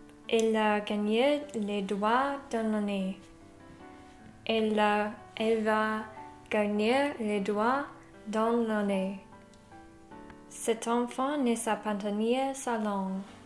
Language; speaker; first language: French; non-native, learner; English